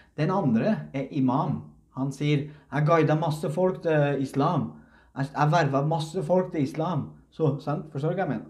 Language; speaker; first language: Norwegian; early bilingual, other home language; Uzbek